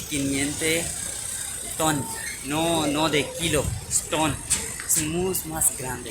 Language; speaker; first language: Spanish; non-native, learner; Urdu